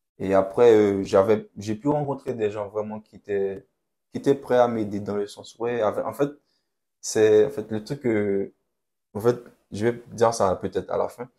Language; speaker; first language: French; non-native, local second language; Haitian Creole